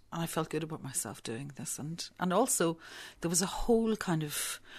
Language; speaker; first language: English; native; English